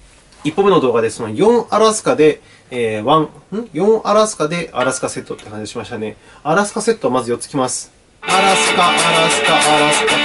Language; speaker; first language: Japanese; native; Japanese